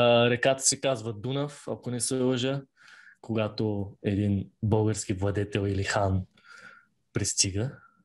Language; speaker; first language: Bulgarian; native; Bulgarian